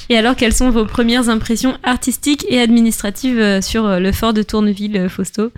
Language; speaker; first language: French; native; French